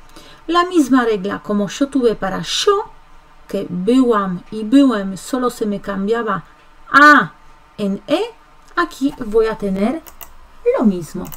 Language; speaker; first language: Spanish; non-native, fluent; Polish